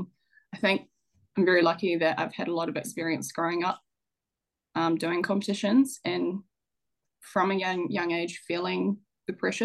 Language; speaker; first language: English; native; English